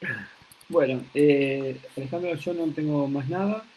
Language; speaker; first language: Spanish; native; Spanish